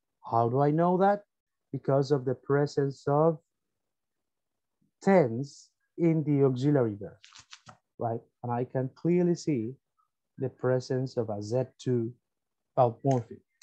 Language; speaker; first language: English; non-native, fluent; Spanish